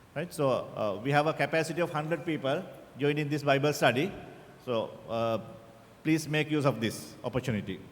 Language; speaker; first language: English; non-native, local second language; Sinhala